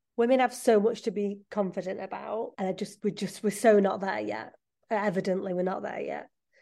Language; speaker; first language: English; native; English